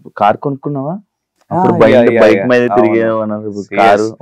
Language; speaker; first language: Telugu; native; Telugu